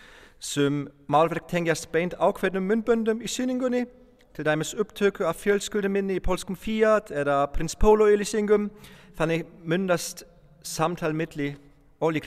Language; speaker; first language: Icelandic; non-native, fluent; Polish